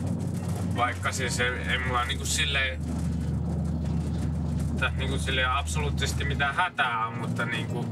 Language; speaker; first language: Finnish; native; Finnish